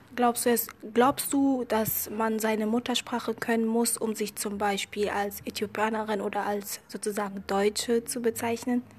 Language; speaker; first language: German; native; German